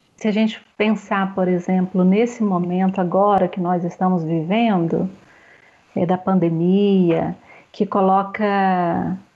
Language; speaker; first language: Portuguese; native; Portuguese